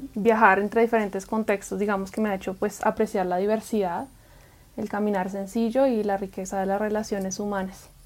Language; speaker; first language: Spanish; native; Spanish